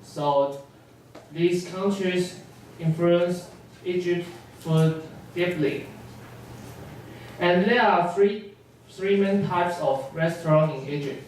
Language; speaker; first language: English; non-native, learner; Chinese